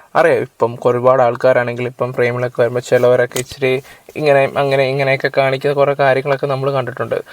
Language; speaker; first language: Malayalam; native; Malayalam